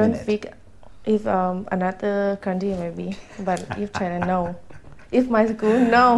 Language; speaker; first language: English; non-native, learner; Thai